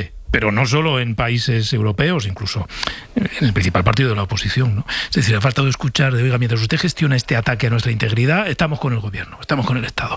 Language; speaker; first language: Spanish; native; Spanish